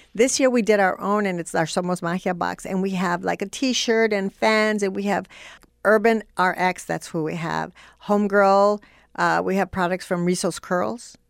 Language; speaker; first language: English; native; English